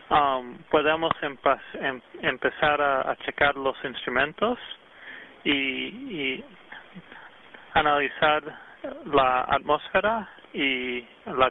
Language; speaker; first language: Spanish; early bilingual, heritage; English